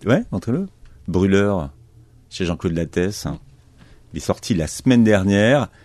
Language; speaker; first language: French; native; French